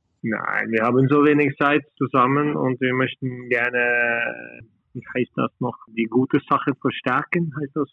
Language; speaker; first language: German; non-native, learner; Norwegian